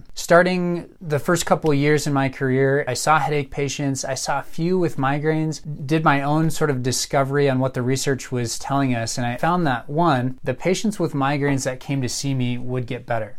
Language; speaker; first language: English; native; English